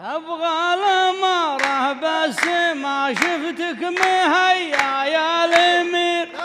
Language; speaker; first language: Arabic; native; Arabic